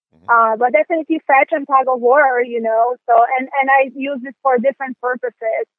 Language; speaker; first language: English; non-native, fluent; Polish